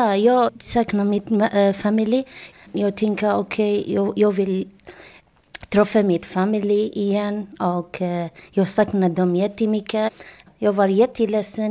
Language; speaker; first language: Swedish; non-native, learner; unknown